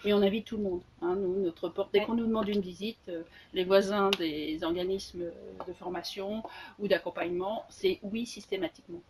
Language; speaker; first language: French; native; French